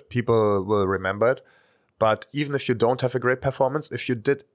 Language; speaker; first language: English; non-native, fluent; German